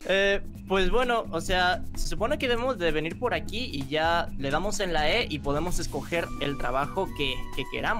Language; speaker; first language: Spanish; native; Spanish